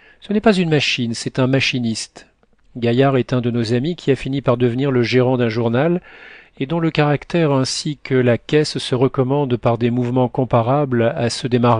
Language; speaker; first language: French; native; French